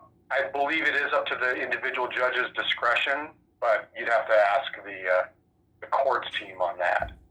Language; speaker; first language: English; native; English